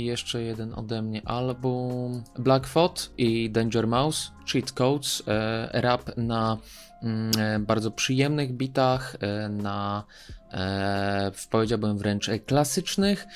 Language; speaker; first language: Polish; native; Polish